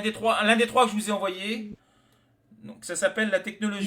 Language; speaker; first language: French; native; French